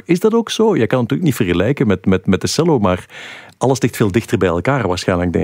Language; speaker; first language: Dutch; native; Dutch